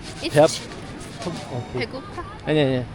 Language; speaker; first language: Korean; native; Korean